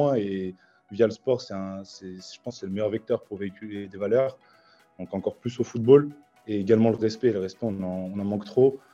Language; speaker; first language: French; native; French